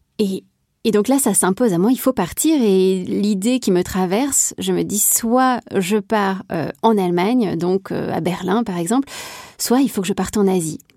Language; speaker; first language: French; native; French